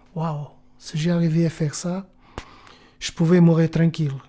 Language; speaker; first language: French; non-native, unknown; Portuguese